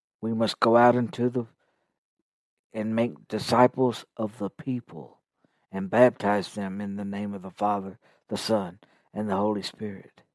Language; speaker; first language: English; native; English